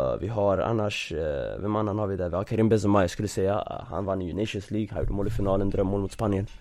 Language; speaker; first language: Swedish; early bilingual, other home language; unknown